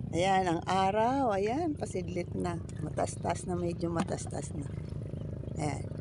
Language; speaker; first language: Filipino; non-native, local second language; Waray